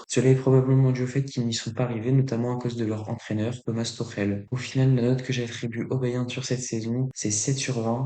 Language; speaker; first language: French; native; French